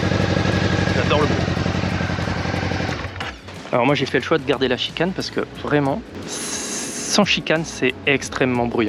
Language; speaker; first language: French; native; French